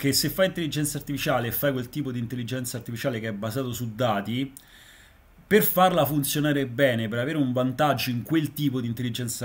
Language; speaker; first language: Italian; native; Italian